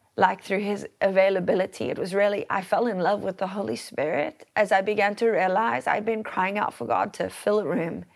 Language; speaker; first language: English; native; English